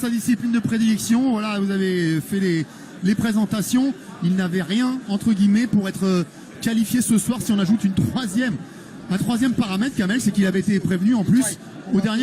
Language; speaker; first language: French; native; French